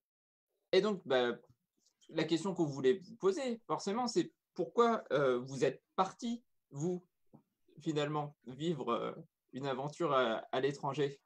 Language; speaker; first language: French; native; French